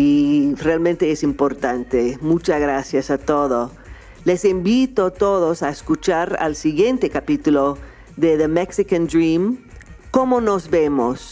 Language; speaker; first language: Spanish; non-native, fluent; English